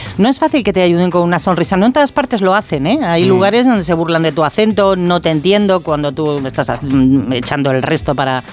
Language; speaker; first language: Spanish; native; Spanish